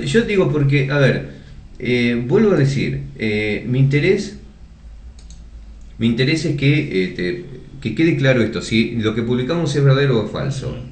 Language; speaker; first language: Spanish; native; Spanish